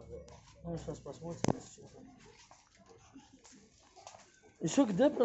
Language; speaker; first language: Russian; non-native, fluent; Tajik